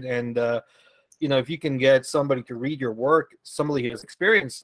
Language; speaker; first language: English; early bilingual, other home language; Spanish